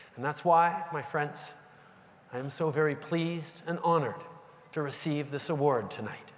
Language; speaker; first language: English; native; English